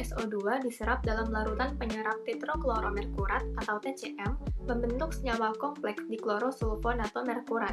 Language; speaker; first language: Indonesian; native; Indonesian